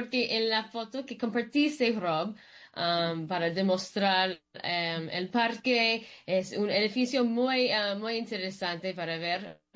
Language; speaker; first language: Spanish; early bilingual, heritage; Spanish